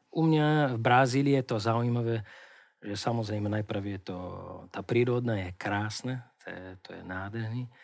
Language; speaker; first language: Slovak; non-native, learner; Portuguese